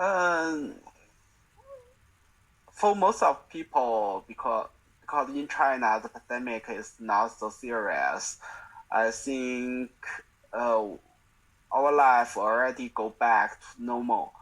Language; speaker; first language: English; non-native, learner; Chinese